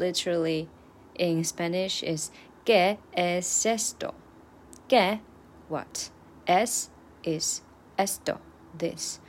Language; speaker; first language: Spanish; non-native, learner; Chinese